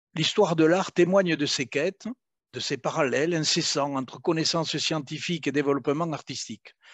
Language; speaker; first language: French; native; French